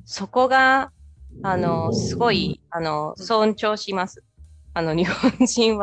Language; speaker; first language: Japanese; non-native, fluent; Spanish